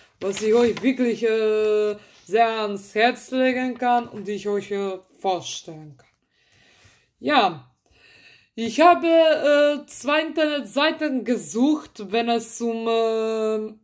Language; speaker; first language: German; early bilingual, other home language; Macedonian